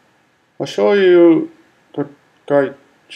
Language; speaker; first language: Japanese; non-native, learner; English